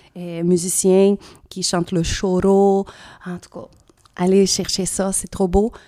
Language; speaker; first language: French; non-native, fluent; Portuguese